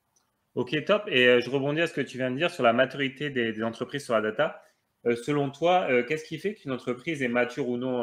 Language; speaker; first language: French; native; French